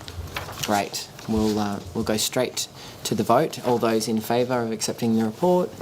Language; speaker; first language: English; native; English